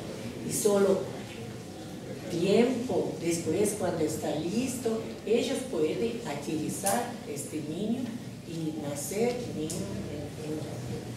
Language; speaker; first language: Spanish; non-native, learner; Russian